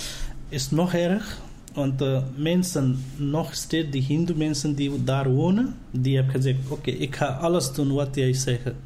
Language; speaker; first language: Dutch; non-native, learner; Nepali